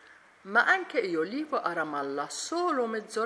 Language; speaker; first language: Italian; non-native, learner; Arabic